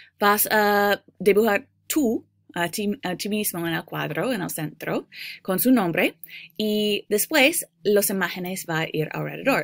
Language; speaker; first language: Spanish; non-native, fluent; English